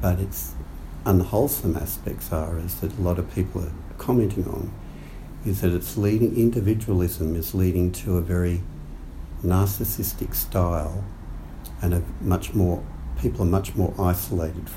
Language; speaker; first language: English; native; English